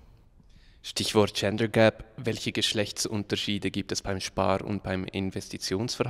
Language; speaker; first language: German; native; German